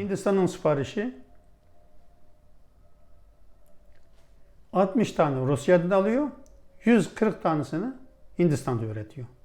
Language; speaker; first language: Turkish; non-native, fluent; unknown